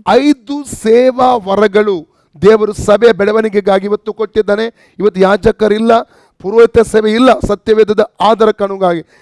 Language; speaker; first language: Kannada; non-native, local second language; Konkani